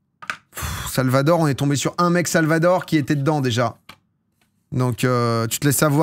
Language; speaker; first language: French; native; French